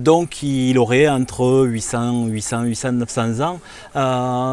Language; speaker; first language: French; native; French